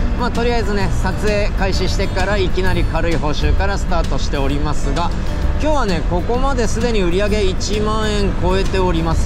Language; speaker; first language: Japanese; native; Japanese